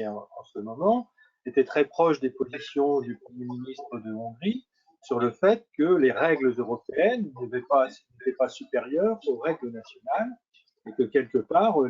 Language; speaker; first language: French; native; French